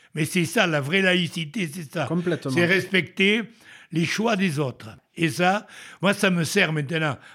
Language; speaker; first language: French; native; French